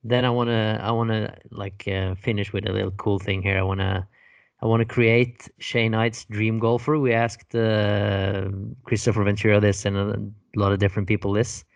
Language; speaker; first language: English; non-native, fluent; Norwegian